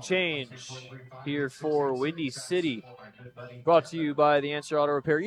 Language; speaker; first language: English; native; English